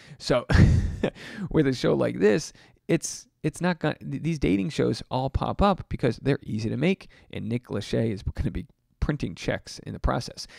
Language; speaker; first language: English; native; English